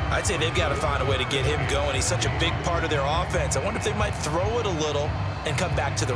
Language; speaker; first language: English; native; English